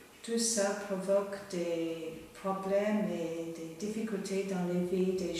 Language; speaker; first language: French; non-native, fluent; Bangla